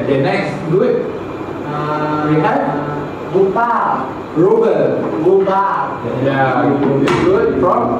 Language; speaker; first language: English; non-native, fluent; Malay